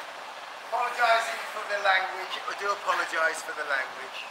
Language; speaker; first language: English; native; English